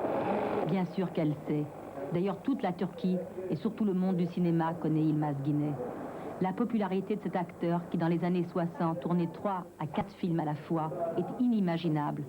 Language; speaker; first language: French; native; French